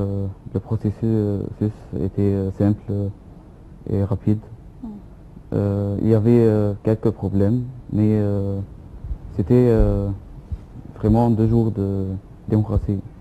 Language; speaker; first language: French; non-native, fluent; Arabic